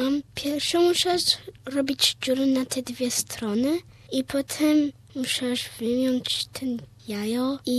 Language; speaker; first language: Polish; early bilingual, heritage; Polish